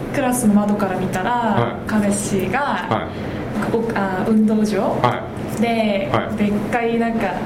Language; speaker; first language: Japanese; non-native, fluent; Korean